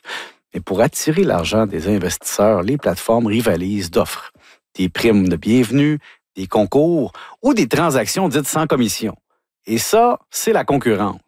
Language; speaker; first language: French; native; French